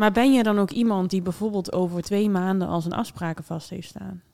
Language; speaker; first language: Dutch; native; Dutch